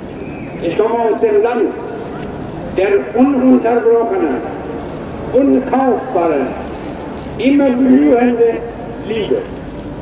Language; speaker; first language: German; non-native, fluent; Persian